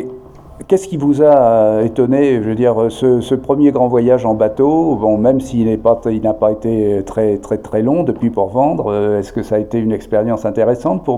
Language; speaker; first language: French; native; French